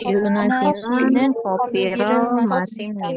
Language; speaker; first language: Korean; non-native, learner; Indonesian